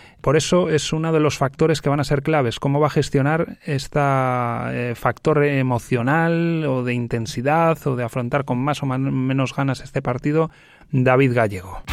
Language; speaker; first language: Spanish; native; Spanish